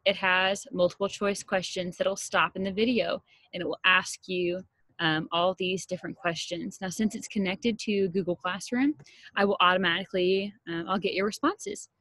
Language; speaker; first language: English; native; English